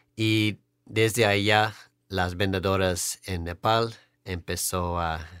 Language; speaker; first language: Spanish; non-native, fluent; English